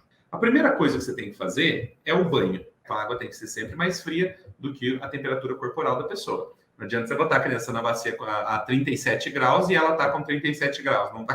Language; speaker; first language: Portuguese; native; Portuguese